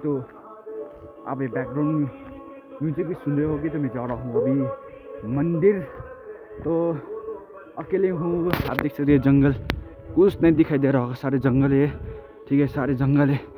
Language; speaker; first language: Hindi; non-native, local second language; Nepali